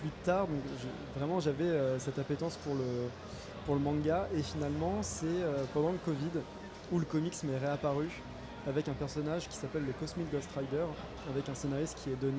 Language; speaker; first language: French; native; French